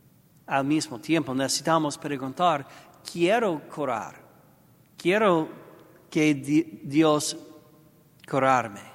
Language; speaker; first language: Spanish; non-native, learner; English